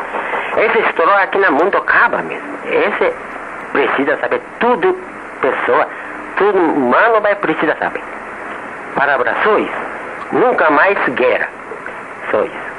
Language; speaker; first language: Portuguese; non-native, learner; Japanese